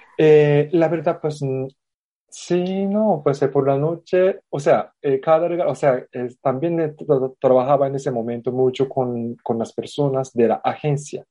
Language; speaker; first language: Spanish; non-native, fluent; Japanese